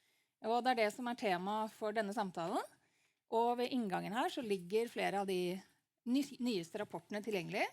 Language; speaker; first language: Norwegian; native; Norwegian